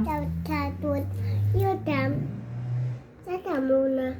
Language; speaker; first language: Italian; early bilingual, other home language; Albanian